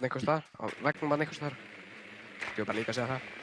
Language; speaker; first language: Icelandic; native; Icelandic